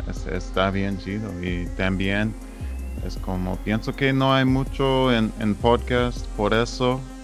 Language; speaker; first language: Spanish; non-native, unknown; English